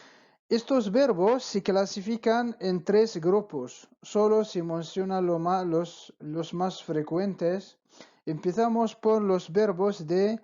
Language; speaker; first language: Spanish; non-native, fluent; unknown